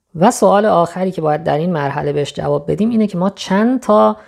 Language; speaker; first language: Persian; native; Persian